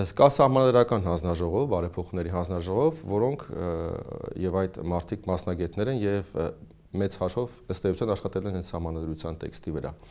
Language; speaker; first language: Armenian; native; Armenian